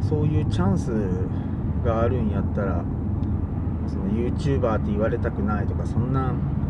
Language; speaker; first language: Japanese; native; Japanese